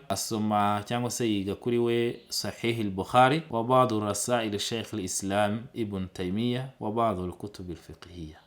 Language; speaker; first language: Arabic; non-native, fluent; Kinyarwanda